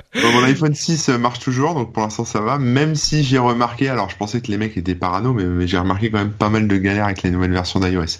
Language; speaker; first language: French; native; French